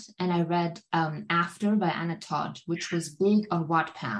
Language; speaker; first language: English; non-native, fluent; German